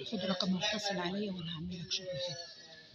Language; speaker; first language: Arabic; native; Arabic